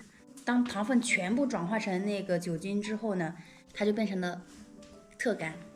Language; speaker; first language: Chinese; native; Chinese